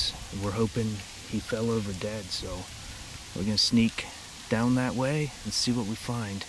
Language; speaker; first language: English; native; English